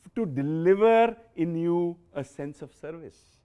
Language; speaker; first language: English; non-native, local second language; Punjabi